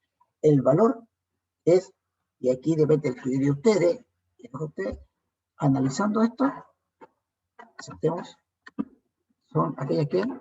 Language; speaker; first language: Spanish; native; Spanish